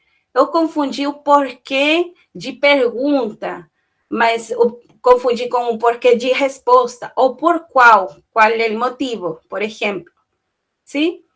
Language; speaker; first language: Portuguese; non-native, fluent; Spanish